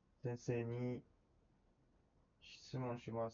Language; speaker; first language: Japanese; non-native, learner; English